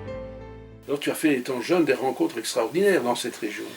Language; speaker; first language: French; native; French